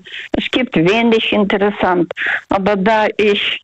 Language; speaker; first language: German; early bilingual, heritage; Russian